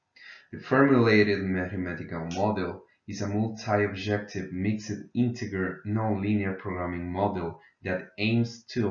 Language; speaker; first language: English; non-native, fluent; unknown